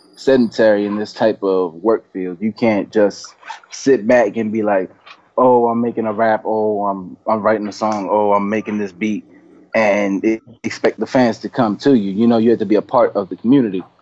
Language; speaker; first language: English; native; English